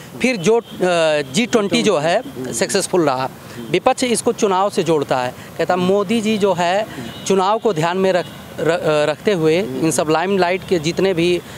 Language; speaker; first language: Hindi; native; Hindi